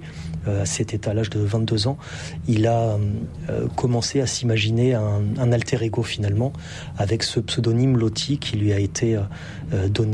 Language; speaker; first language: French; native; French